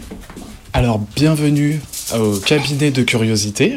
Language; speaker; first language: French; native; French